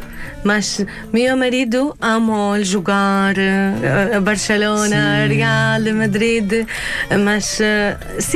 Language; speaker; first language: Portuguese; non-native, learner; Arabic